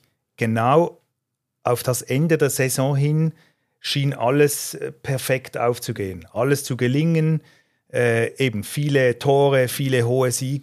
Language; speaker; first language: German; native; German